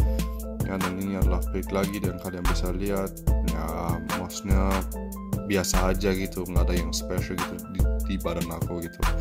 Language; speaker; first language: Indonesian; early bilingual, heritage; Indonesian